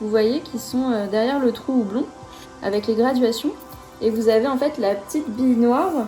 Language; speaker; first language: French; native; French